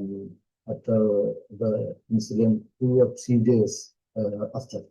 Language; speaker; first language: English; non-native, learner; Bangla